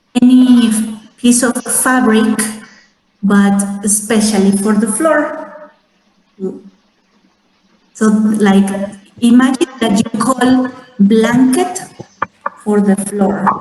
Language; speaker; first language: English; non-native, fluent; Spanish